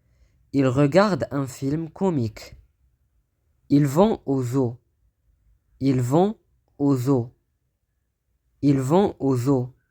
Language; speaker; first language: French; non-native, fluent; Arabic